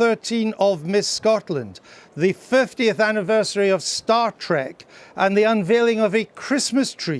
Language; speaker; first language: English; native; English